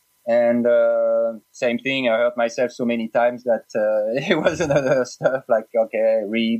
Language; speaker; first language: English; non-native, fluent; French